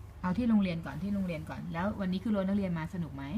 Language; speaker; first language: Thai; native; Thai